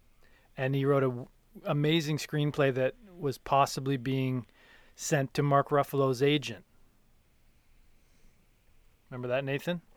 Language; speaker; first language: English; native; English